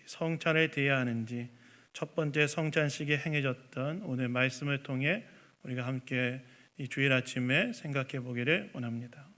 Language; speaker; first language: Korean; native; Korean